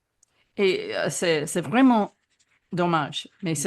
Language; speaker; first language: French; non-native, fluent; English